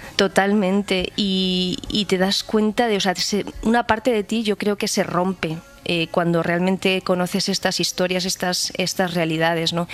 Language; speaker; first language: Spanish; native; Spanish